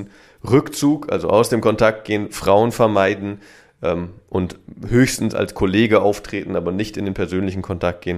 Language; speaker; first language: German; native; German